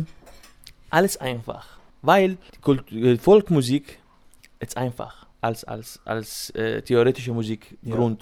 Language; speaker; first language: German; non-native, learner; Arabic